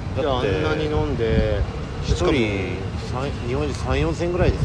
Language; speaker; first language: Japanese; native; Japanese